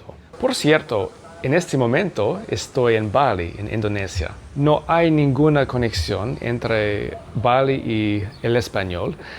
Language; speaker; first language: Spanish; non-native, learner; English